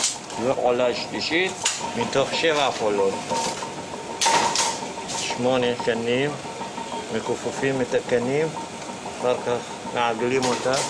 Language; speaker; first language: Hebrew; non-native, fluent; Arabic